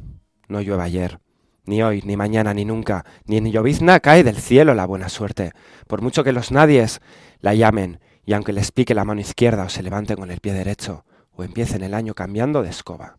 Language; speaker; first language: Spanish; native; Spanish